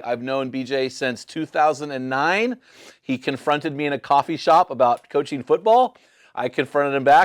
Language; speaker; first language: English; native; English